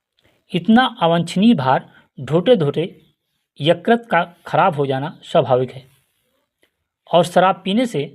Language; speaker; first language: Hindi; native; Hindi